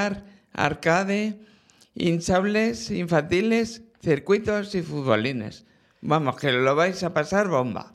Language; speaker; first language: Spanish; native; Spanish